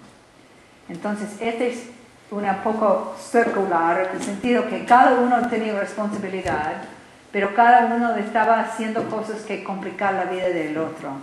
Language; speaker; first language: Spanish; non-native, learner; English